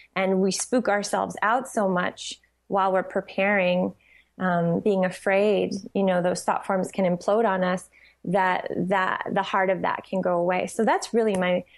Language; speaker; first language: English; native; English